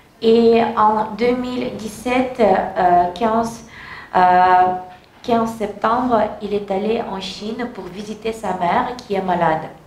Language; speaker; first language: French; non-native, learner; Kazakh